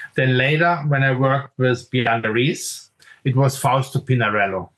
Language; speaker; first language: English; non-native, fluent; German